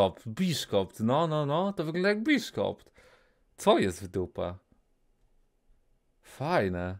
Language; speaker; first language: Polish; native; Polish